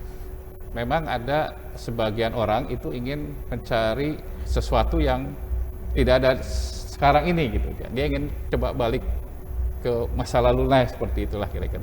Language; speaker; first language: Indonesian; native; Indonesian